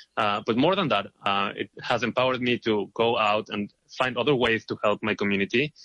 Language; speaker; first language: English; non-native, fluent; Hebrew